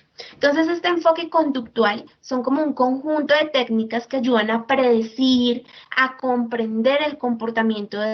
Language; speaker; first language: Spanish; native; Spanish